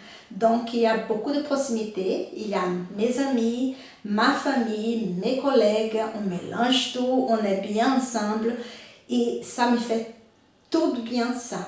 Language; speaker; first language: French; non-native, fluent; Portuguese